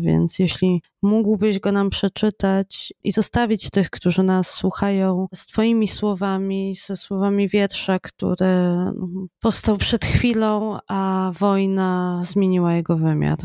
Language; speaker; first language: Polish; native; Polish